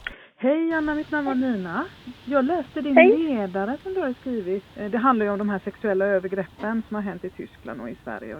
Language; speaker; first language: Swedish; native; Swedish